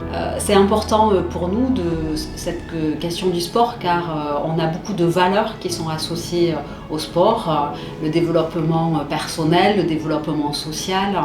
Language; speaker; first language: French; native; French